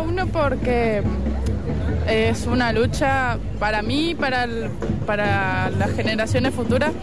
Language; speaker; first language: Spanish; native; Spanish